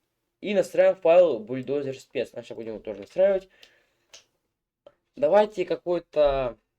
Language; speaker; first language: Russian; native; Russian